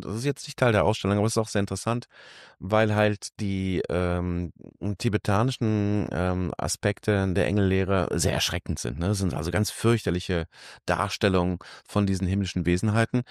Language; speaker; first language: German; native; German